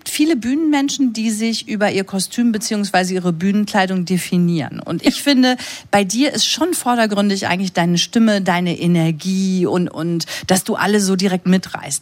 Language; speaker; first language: German; native; German